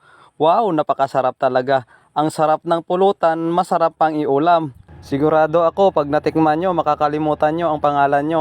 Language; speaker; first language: Filipino; non-native, local second language; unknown